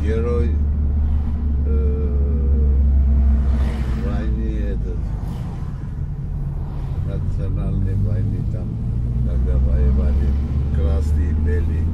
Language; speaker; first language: Russian; non-native, local second language; Armenian